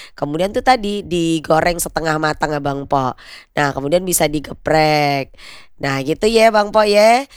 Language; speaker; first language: Indonesian; native; Indonesian